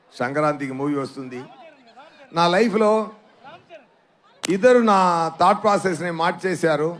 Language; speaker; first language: Telugu; non-native, learner; Tamil